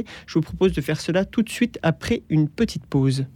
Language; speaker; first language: French; native; French